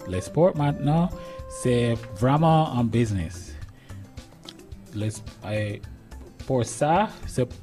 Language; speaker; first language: French; non-native, learner; English